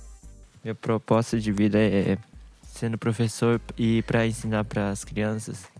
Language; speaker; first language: Portuguese; early bilingual, heritage; Portuguese